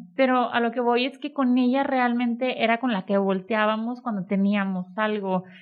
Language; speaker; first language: Spanish; native; Spanish